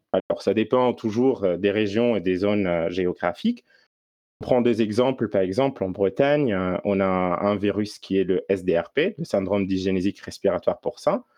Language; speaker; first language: French; non-native, local second language; Arabic